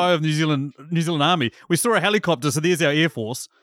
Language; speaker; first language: English; native; English